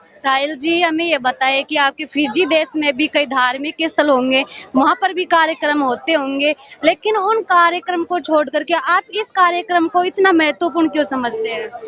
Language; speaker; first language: Hindi; native; Hindi